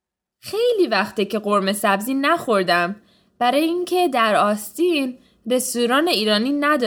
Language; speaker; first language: Persian; early bilingual, heritage; Persian